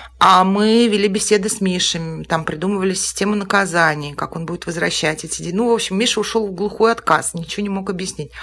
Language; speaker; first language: Russian; native; Russian